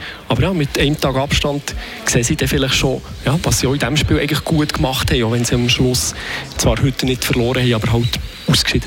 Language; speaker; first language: German; native; German